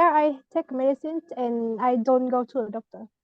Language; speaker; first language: English; non-native, learner; Vietnamese